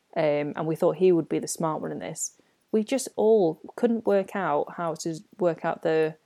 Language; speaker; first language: English; non-native, local second language; Cantonese